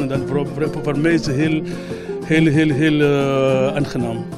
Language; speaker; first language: Dutch; non-native, fluent; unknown